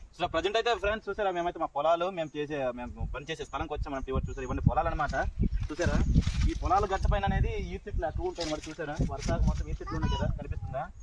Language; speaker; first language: Telugu; non-native, local second language; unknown